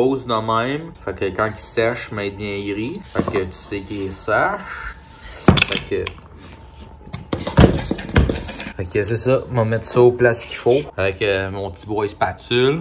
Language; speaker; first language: French; native; French